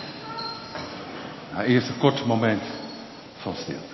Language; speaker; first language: Dutch; native; Dutch